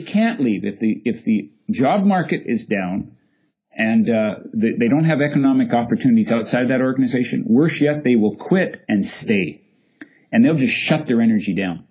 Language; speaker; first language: English; native; English